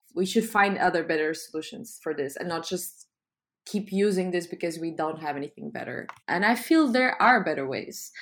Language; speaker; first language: English; non-native, fluent; Portuguese